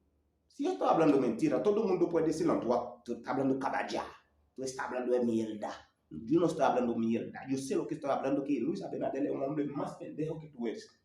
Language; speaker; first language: Spanish; non-native, learner; Haitian Creole